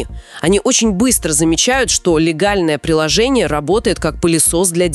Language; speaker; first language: Russian; native; Russian